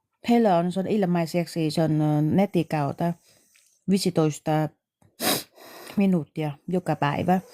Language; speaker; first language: Finnish; non-native, learner; Vietnamese